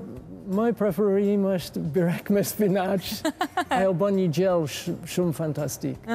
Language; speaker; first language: Albanian; non-native, learner; English